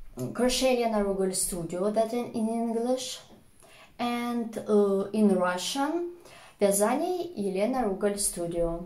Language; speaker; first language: English; non-native, fluent; Russian